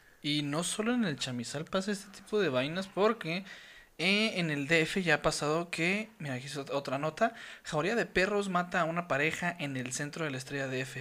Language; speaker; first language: Spanish; native; Spanish